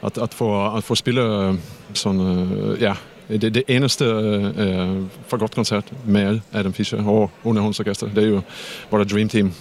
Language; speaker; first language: Danish; non-native, fluent; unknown